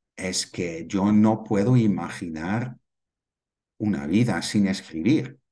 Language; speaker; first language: Spanish; non-native, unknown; Dutch